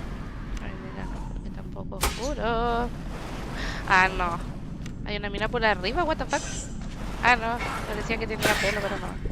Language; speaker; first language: Spanish; native; Spanish